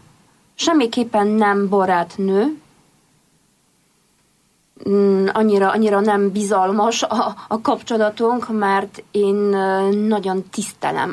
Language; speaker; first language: Hungarian; non-native, fluent; Polish